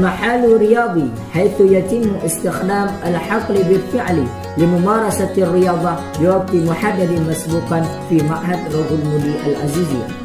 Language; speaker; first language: Arabic; non-native, learner; Indonesian